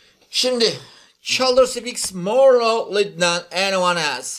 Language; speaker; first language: English; non-native, fluent; Turkish